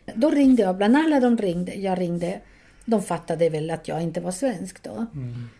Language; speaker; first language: Swedish; non-native, fluent; Spanish